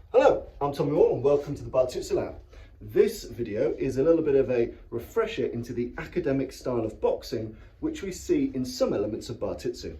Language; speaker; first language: English; native; English